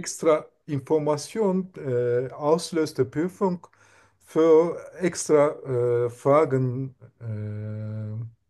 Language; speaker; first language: German; non-native, learner; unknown